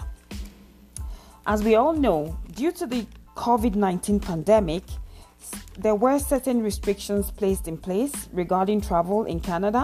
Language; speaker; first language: English; non-native, local second language; Yoruba